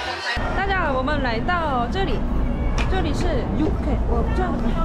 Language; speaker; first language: Chinese; non-native, learner; Korean